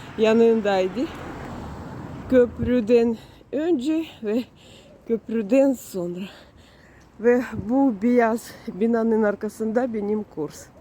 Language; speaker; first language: Turkish; non-native, learner; Russian